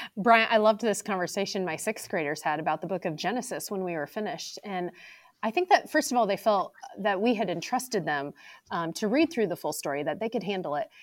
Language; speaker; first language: English; native; English